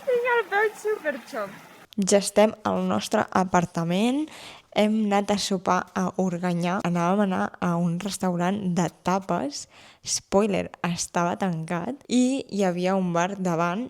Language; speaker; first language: Catalan; native; Catalan